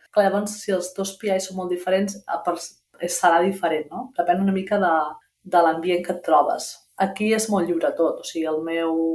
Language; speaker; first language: Catalan; native; Catalan